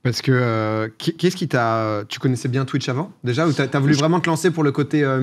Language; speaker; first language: French; native; French